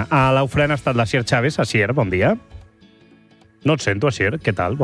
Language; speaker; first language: Catalan; native; Catalan